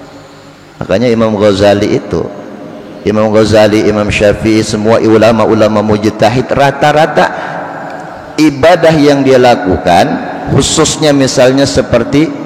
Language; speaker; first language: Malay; non-native, local second language; Banjar